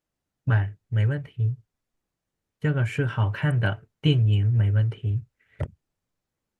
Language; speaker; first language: Chinese; non-native, fluent; Khmer